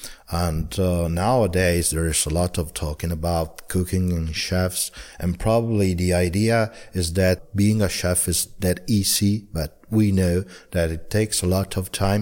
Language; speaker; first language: English; non-native, fluent; Italian